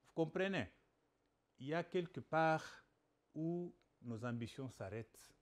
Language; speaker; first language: French; non-native, local second language; Lingala